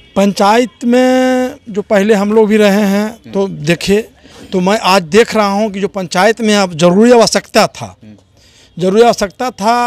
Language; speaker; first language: Hindi; native; Hindi